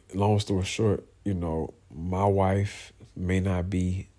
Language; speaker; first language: English; native; English